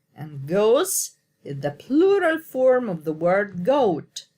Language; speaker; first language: English; non-native, learner; Arabic